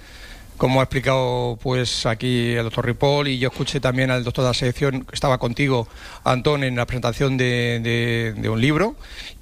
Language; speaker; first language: Spanish; native; Spanish